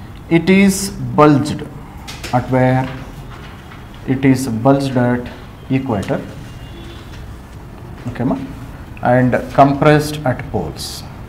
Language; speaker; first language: English; non-native, local second language; Telugu